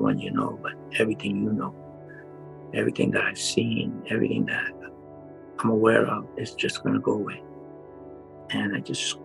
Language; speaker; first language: English; native; English